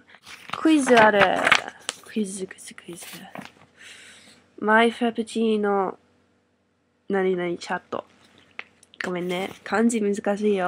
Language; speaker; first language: Japanese; non-native, learner; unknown